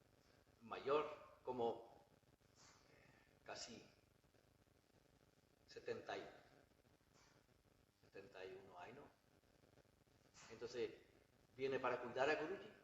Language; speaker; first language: Spanish; non-native, learner; Bangla